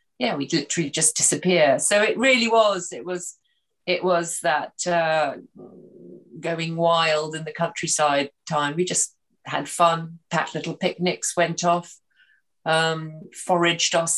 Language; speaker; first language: English; native; English